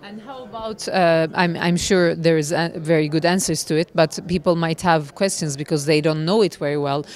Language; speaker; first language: English; non-native, fluent; Turkish